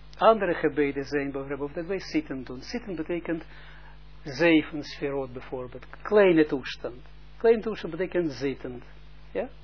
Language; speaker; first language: Dutch; non-native, fluent; Russian